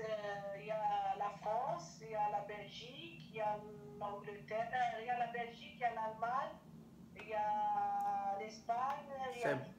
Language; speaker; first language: French; non-native, learner; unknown